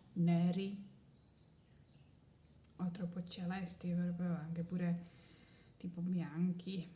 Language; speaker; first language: Italian; non-native, learner; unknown